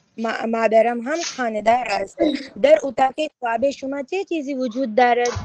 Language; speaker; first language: Persian; non-native, learner; Urdu